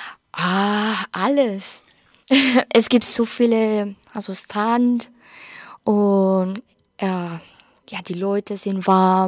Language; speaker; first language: German; non-native, learner; Spanish